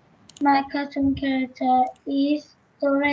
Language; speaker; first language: English; non-native, learner; Vietnamese